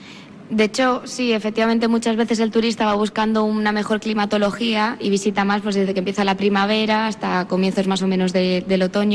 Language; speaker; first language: Spanish; native; Spanish